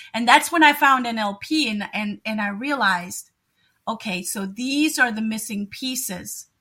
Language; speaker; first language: English; non-native, fluent; German